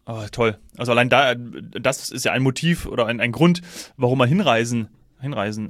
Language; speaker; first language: German; native; German